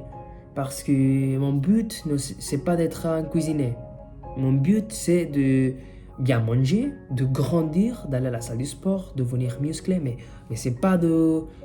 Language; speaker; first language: French; non-native, fluent; Spanish